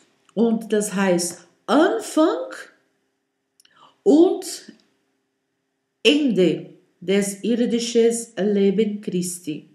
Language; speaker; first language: German; non-native, learner; Portuguese